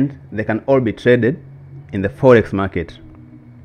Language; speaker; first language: English; non-native, local second language; Swahili